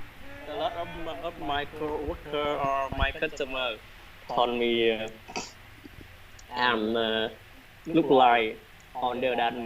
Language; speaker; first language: English; non-native, learner; Vietnamese